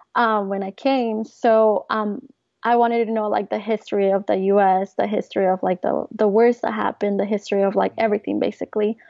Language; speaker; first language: English; early bilingual, other home language; Spanish